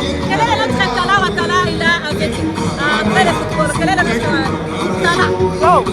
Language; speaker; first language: French; non-native, learner; Kinyarwanda